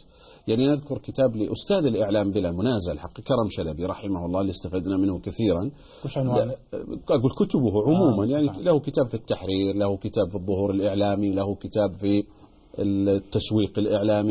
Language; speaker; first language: Arabic; native; Arabic